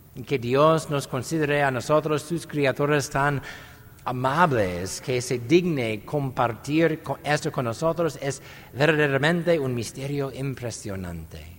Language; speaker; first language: Spanish; non-native, fluent; English